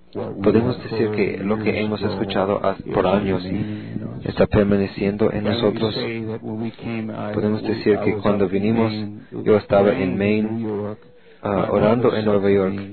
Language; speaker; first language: Spanish; non-native, learner; English